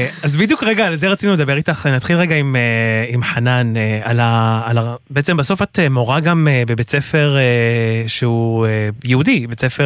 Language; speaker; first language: Hebrew; non-native, local second language; Arabic